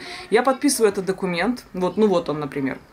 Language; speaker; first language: Russian; native; Russian